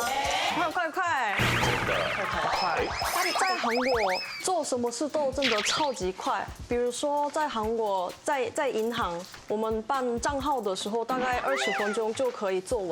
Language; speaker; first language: Chinese; non-native, fluent; Korean